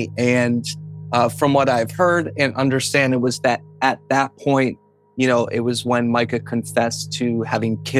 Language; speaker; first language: English; native; English